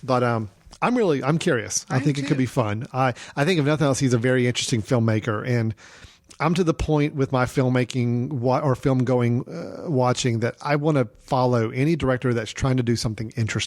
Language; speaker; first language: English; native; English